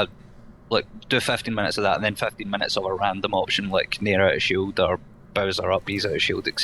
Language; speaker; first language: English; native; English